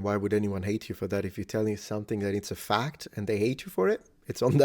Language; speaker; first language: English; non-native, fluent; Italian